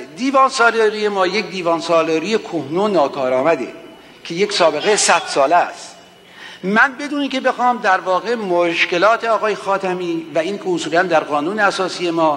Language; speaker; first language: Persian; native; Persian